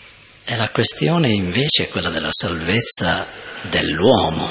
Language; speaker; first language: Italian; native; Italian